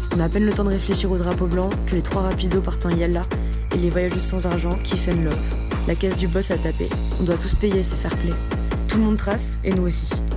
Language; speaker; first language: French; native; French